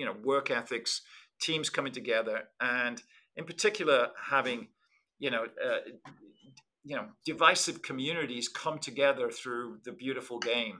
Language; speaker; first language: English; native; English